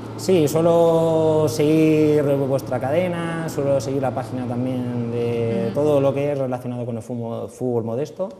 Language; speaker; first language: Spanish; native; Spanish